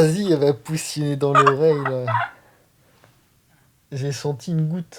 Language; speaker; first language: French; native; French